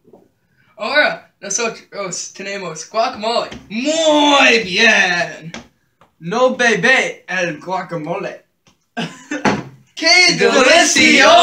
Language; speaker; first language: Spanish; non-native, learner; English